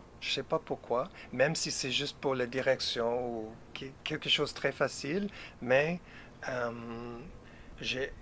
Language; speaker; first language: French; non-native, fluent; English